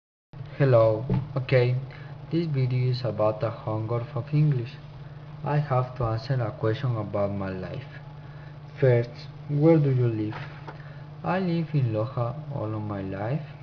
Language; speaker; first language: English; non-native, learner; Spanish